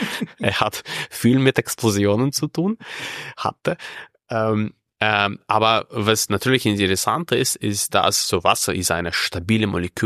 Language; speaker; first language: German; non-native, fluent; Russian